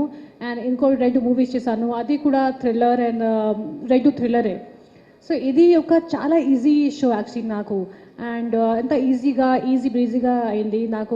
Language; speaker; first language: Telugu; non-native, local second language; Hindi